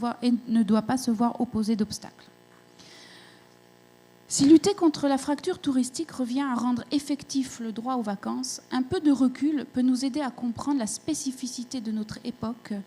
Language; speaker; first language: French; native; French